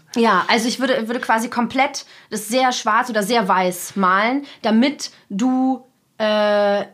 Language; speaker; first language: German; early bilingual, other home language; Russian